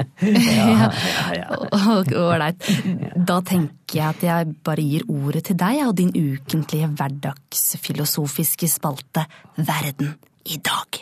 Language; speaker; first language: Norwegian; native; Norwegian